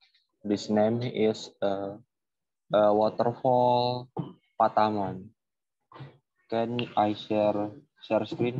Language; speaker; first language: English; non-native, learner; Indonesian